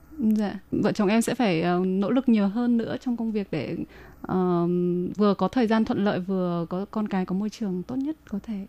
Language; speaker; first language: Vietnamese; native; Vietnamese